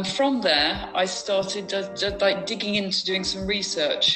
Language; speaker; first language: English; native; English